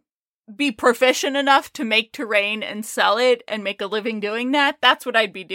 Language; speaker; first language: English; native; English